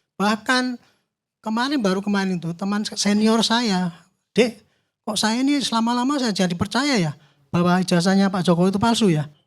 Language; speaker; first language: Indonesian; native; Indonesian